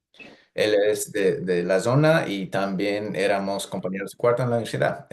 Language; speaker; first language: Spanish; non-native, fluent; English